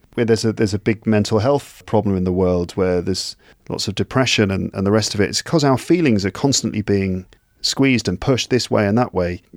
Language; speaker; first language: English; native; English